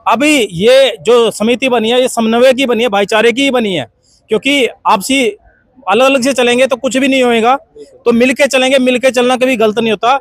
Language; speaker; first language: Hindi; native; Hindi